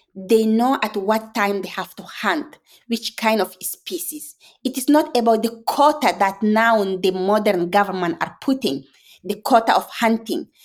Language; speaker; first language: English; non-native, fluent; Fula